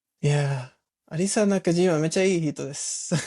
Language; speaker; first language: Japanese; non-native, learner; English